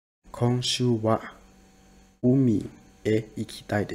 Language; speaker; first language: Japanese; non-native, fluent; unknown